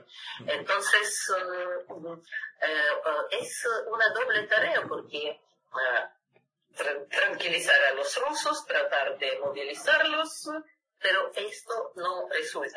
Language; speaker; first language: Spanish; non-native, fluent; Russian